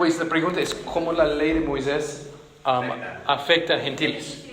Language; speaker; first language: Spanish; non-native, fluent; English